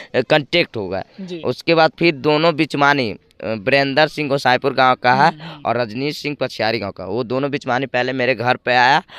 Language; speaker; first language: Hindi; native; Hindi